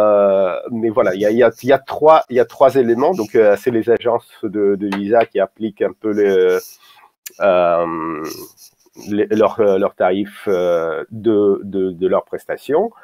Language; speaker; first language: French; non-native, fluent; Russian